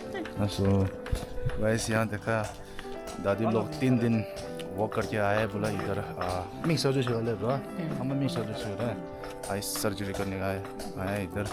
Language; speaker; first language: Hindi; non-native, fluent; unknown